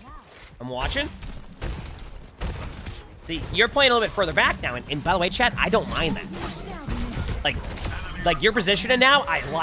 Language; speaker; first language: English; native; English